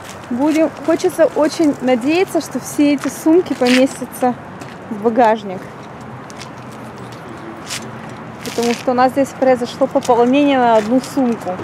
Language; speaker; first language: Russian; native; Russian